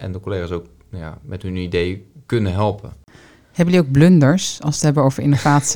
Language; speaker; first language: Dutch; native; Dutch